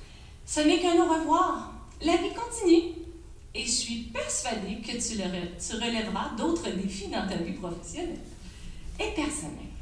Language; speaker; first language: French; native; French